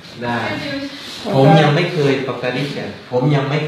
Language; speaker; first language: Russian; non-native, fluent; Thai